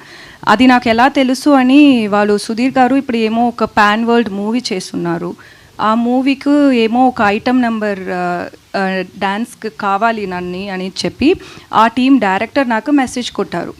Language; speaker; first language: Telugu; non-native, learner; Tamil